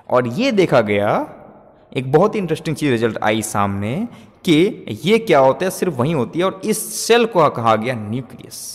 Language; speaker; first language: Hindi; native; Hindi